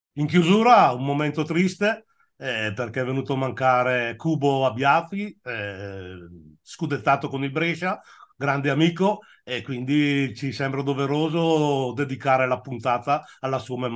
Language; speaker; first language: Italian; native; Italian